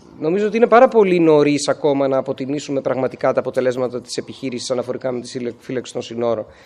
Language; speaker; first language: Greek; native; Greek